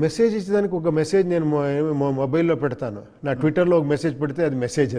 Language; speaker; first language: Telugu; non-native, learner; Kannada